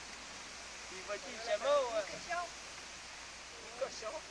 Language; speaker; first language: French; native; French